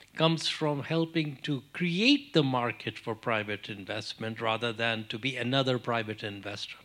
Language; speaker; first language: English; non-native, local second language; Urdu